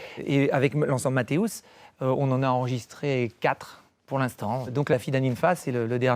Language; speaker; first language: French; native; French